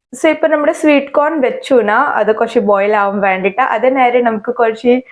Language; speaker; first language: Malayalam; non-native, local second language; Hindi